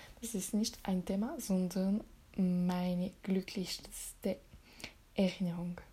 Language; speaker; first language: German; non-native, learner; French